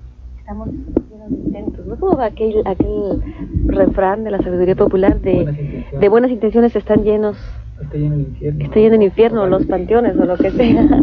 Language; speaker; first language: Spanish; native; Spanish